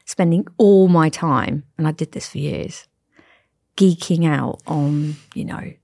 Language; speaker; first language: English; native; English